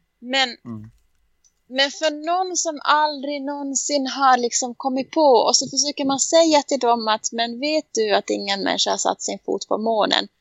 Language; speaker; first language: Swedish; native; Swedish